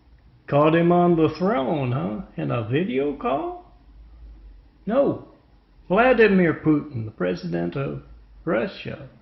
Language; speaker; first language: English; native; English